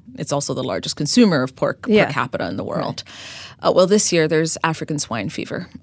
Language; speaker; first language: English; non-native, fluent; Amharic